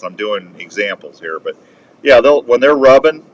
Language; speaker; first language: English; native; English